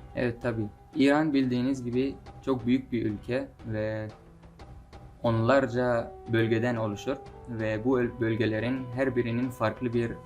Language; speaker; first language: Turkish; non-native, fluent; Persian